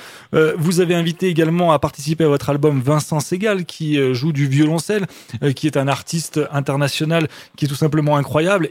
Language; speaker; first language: French; native; French